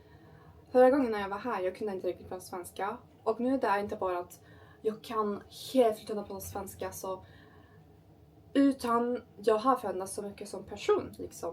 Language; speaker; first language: Swedish; non-native, learner; Turkish